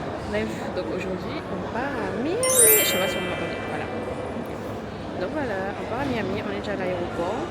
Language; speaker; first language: French; native; French